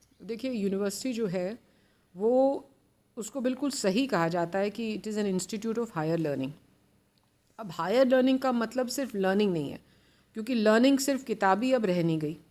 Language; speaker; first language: Hindi; native; Hindi